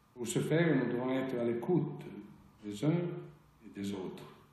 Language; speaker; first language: French; non-native, local second language; Italian